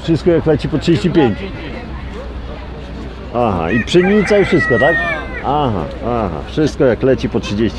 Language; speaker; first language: Polish; native; Polish